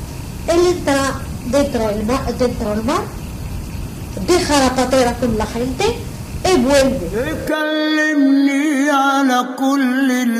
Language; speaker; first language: Spanish; non-native, learner; Arabic